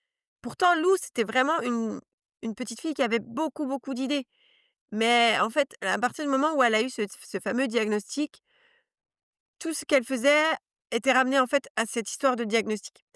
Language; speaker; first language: French; native; French